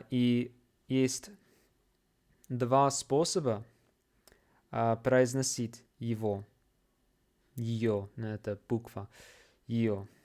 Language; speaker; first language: Russian; non-native, fluent; English